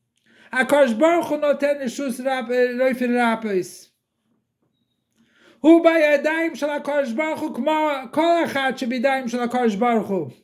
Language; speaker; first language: Hebrew; non-native, fluent; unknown